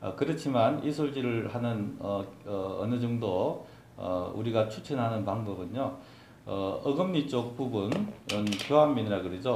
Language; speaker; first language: Korean; native; Korean